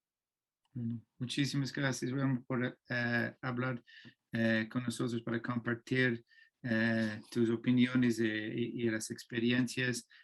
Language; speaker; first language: Spanish; non-native, fluent; English